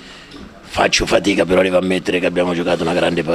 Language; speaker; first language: Italian; native; Italian